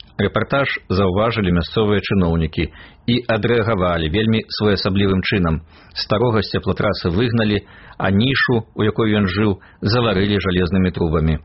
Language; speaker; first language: Belarusian; native; Belarusian